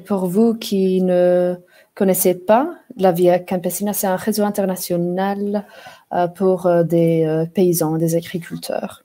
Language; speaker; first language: French; non-native, fluent; English